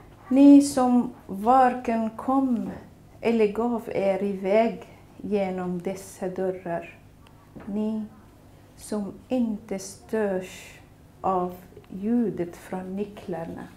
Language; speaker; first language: Swedish; non-native, fluent; Kurdish